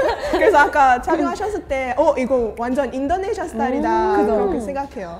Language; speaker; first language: Korean; non-native, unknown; Malay